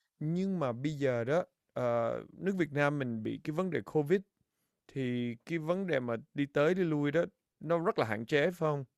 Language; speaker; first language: Vietnamese; early bilingual, heritage; Vietnamese